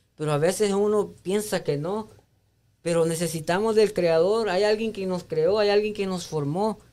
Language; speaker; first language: Spanish; native; Spanish